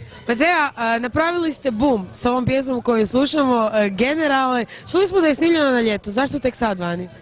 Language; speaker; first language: Croatian; native; Croatian